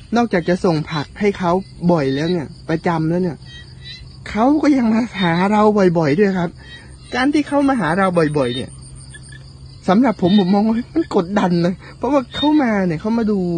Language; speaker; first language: Thai; native; Thai